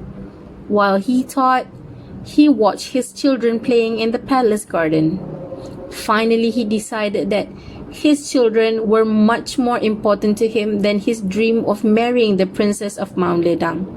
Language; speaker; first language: English; non-native, local second language; Malay